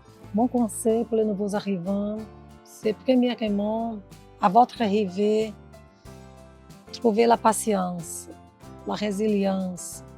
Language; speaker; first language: French; non-native, fluent; Portuguese